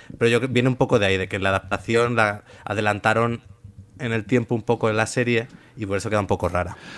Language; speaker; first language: Spanish; native; Spanish